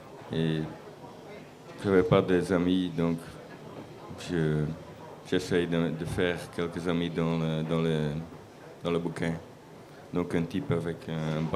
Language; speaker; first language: French; non-native, local second language; Dutch